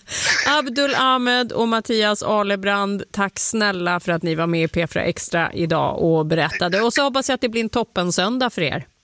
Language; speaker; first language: Swedish; native; Swedish